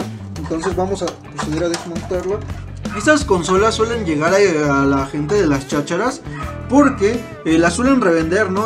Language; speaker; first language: Spanish; native; Spanish